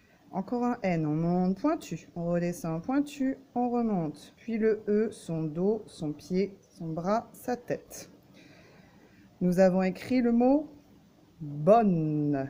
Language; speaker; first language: French; native; French